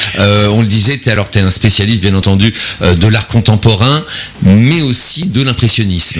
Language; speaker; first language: French; native; French